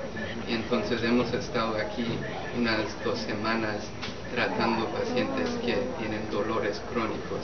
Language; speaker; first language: Spanish; non-native, fluent; English